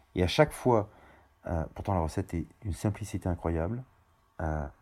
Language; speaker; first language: French; native; French